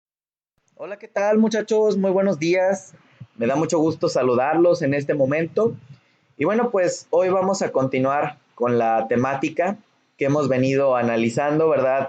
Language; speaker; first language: Spanish; native; Spanish